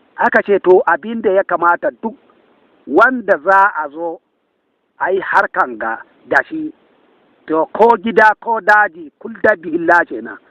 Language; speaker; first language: Hausa; non-native, local second language; Fula